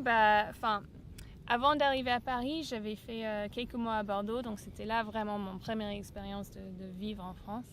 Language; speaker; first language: French; non-native, fluent; English